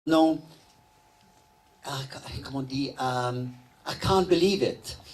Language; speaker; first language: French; non-native, learner; English